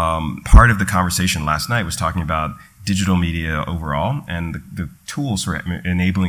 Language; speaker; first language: English; native; English